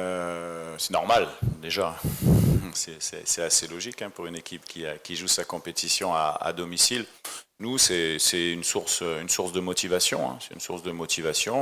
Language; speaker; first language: French; native; French